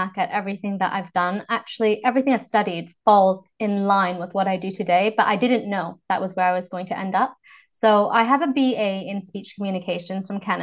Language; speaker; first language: English; native; English